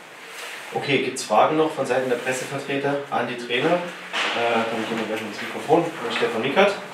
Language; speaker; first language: German; native; German